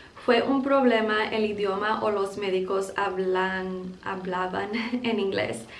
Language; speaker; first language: Spanish; early bilingual, heritage; Spanish